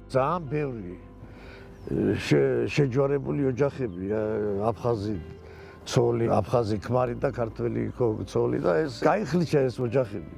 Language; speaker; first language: Georgian; native; Georgian